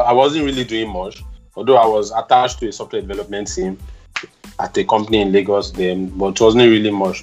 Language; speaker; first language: English; non-native, local second language; Yoruba